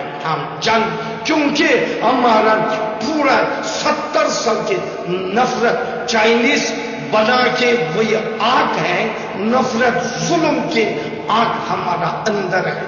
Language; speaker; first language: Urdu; non-native, learner; Uyghur